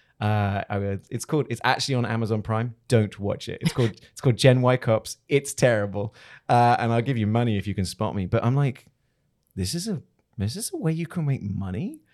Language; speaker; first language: English; native; English